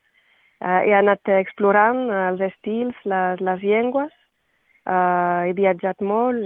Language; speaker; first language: Catalan; non-native, local second language; French